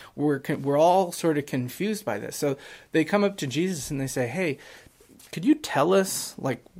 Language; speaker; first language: English; native; English